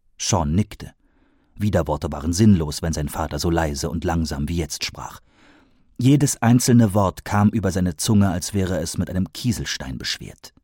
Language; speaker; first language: German; native; German